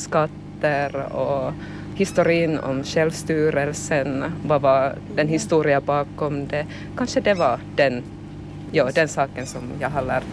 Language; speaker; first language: Swedish; non-native, local second language; Finnish